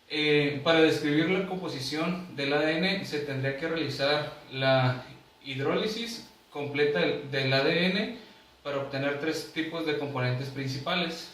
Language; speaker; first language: Spanish; native; Spanish